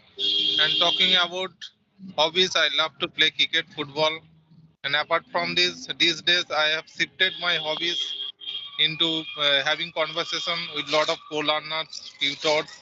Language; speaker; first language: English; non-native, local second language; Santali